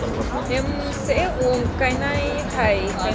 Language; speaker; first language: Vietnamese; non-native, learner; Russian